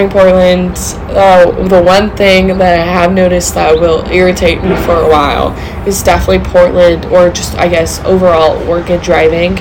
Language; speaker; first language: English; native; English